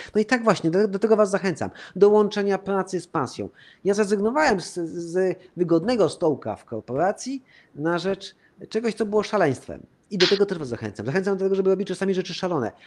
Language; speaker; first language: Polish; early bilingual, heritage; Polish